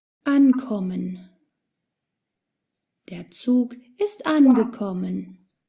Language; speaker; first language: German; non-native, learner; Spanish